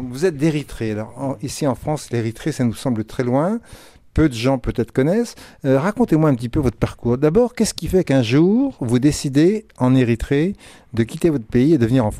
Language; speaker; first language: French; native; French